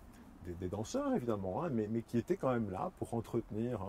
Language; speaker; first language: French; native; French